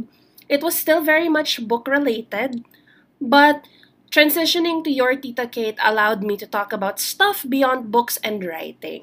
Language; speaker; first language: English; non-native, local second language; Filipino